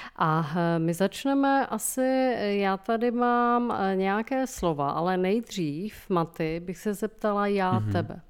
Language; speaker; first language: Czech; native; Czech